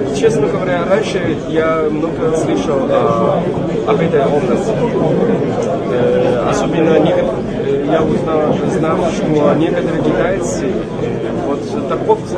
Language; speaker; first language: Russian; non-native, learner; Chinese